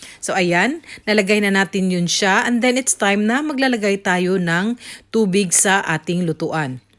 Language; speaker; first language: Filipino; non-native, local second language; Cebuano